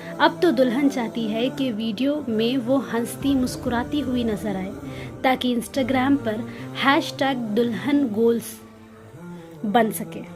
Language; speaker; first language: Urdu; native; Urdu